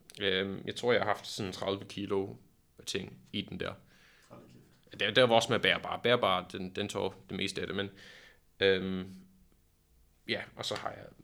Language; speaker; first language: Danish; non-native, fluent; English